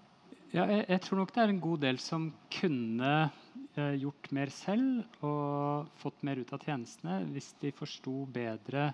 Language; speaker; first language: Norwegian; native; Norwegian